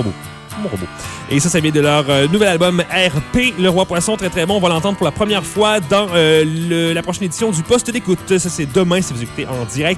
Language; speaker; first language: French; native; French